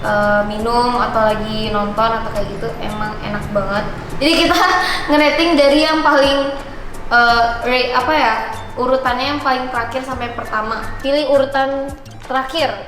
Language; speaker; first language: Indonesian; early bilingual, other home language; Japanese